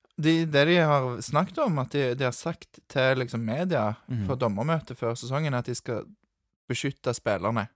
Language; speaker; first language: Norwegian; native; Norwegian